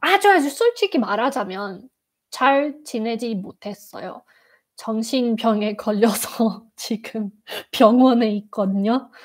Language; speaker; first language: Korean; non-native, fluent; Afrikaans